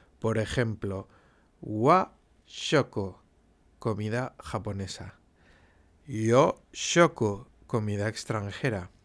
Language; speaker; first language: Spanish; native; Spanish